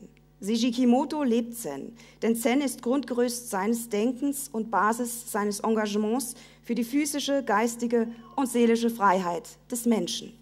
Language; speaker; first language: German; native; German